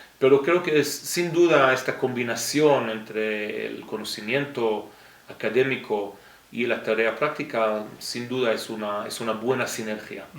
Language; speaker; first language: Spanish; non-native, fluent; Hebrew